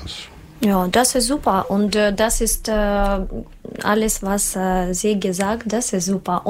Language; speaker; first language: German; non-native, learner; Russian